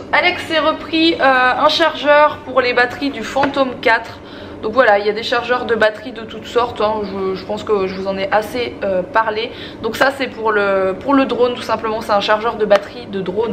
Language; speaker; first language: French; native; French